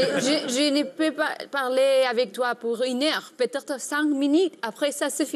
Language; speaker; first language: French; non-native, learner; Spanish